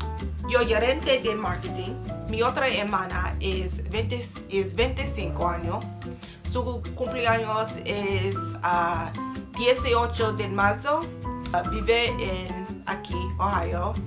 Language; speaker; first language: Spanish; non-native, learner; English